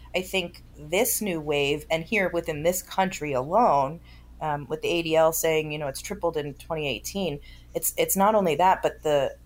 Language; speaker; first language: English; native; English